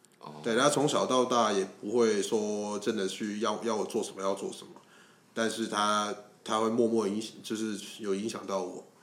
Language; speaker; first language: Chinese; non-native, local second language; Cantonese